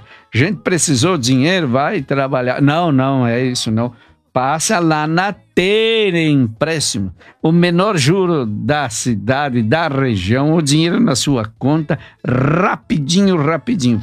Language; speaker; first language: Portuguese; native; Portuguese